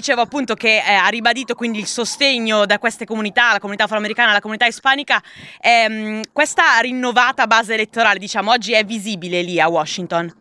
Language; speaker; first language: Italian; native; Italian